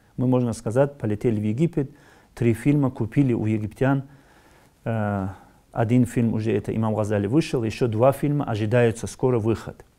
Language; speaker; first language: Russian; non-native, local second language; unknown